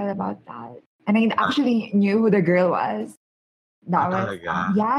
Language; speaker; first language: English; non-native, local second language; Filipino